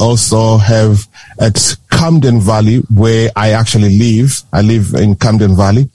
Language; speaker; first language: English; non-native, local second language; Shona